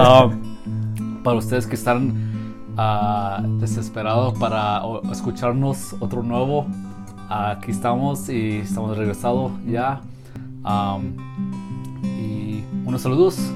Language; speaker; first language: Spanish; non-native, learner; English